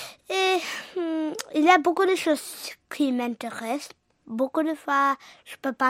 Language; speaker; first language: French; early bilingual, heritage; English